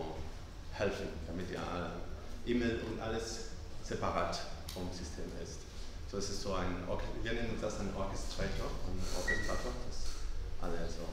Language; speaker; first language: German; non-native, fluent; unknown